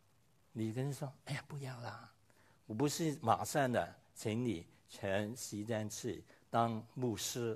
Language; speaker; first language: Chinese; non-native, local second language; Cantonese